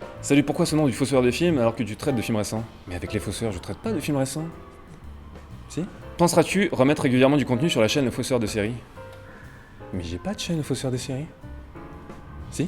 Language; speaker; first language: French; native; French